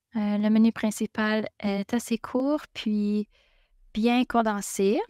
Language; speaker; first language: French; native; French